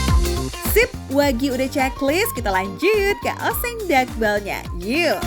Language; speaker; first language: Indonesian; native; Indonesian